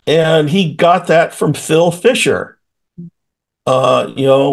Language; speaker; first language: English; native; English